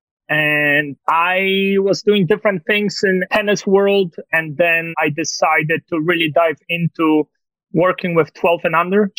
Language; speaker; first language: English; non-native, fluent; Polish